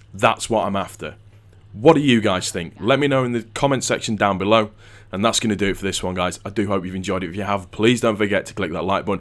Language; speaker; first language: English; native; English